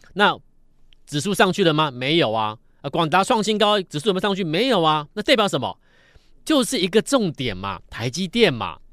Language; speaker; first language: Chinese; native; Chinese